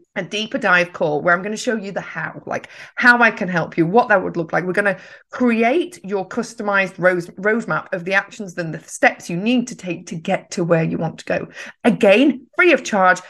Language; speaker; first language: English; native; English